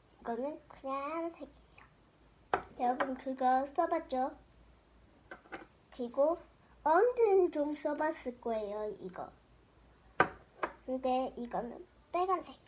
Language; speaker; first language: Korean; early bilingual, heritage; Korean